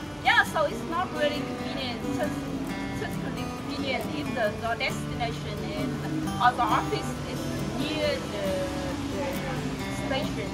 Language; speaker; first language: English; non-native, fluent; Vietnamese